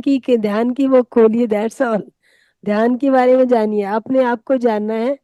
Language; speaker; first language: Hindi; native; Hindi